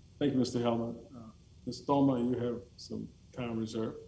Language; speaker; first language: English; native; English